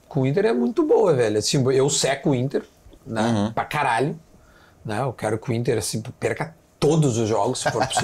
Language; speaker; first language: Portuguese; native; Portuguese